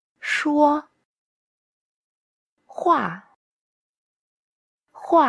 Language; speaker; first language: Chinese; non-native, fluent; Vietnamese